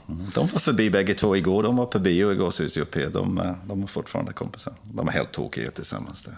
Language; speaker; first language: Swedish; non-native, fluent; English